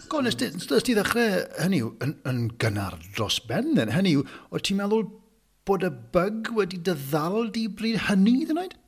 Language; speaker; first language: Welsh; native; Welsh